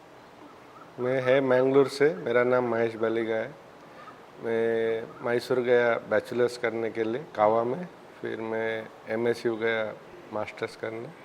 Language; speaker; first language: Hindi; non-native, local second language; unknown